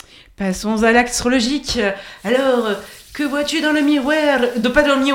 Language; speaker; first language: French; native; French